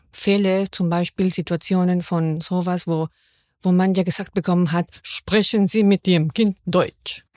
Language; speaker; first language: German; non-native, fluent; Spanish